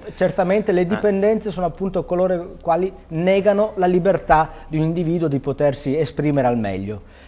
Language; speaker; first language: Italian; native; Italian